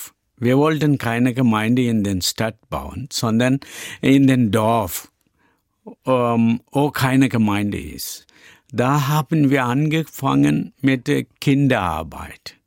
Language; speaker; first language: German; non-native, learner; Tamil